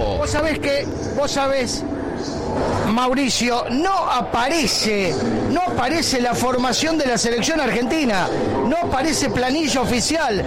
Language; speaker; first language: Spanish; native; Spanish